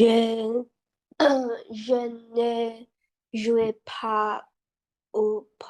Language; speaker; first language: French; non-native, learner; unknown